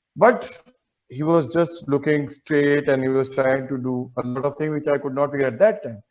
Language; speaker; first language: English; non-native, local second language; Hindi